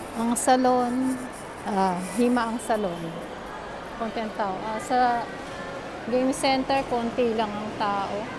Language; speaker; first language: Filipino; native; Filipino